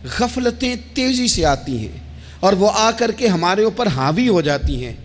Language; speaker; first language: Urdu; non-native, local second language; Punjabi